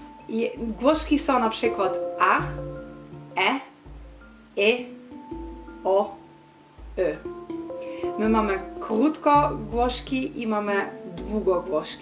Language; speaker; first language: Polish; non-native, learner; Dutch